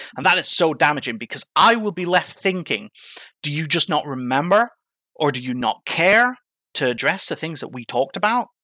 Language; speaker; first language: English; native; English